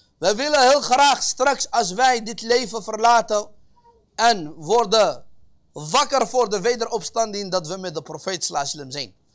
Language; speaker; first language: Dutch; early bilingual, other home language; Arabic